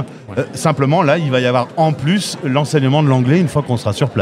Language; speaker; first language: French; native; French